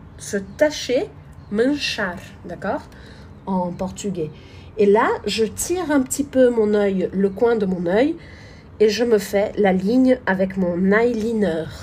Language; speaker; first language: French; non-native, fluent; Portuguese